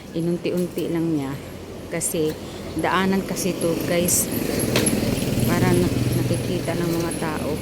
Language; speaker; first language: Filipino; native; Filipino